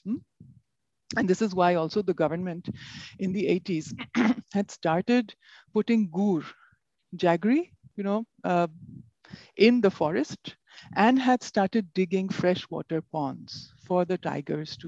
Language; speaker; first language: English; non-native, local second language; Bangla